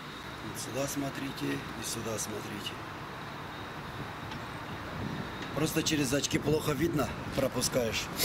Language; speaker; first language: Russian; non-native, fluent; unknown